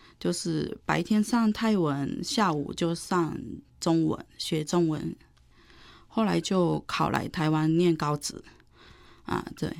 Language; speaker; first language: Chinese; early bilingual, heritage; Chinese